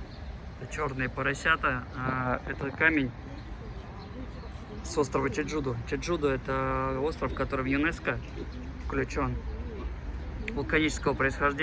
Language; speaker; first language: Russian; native; Russian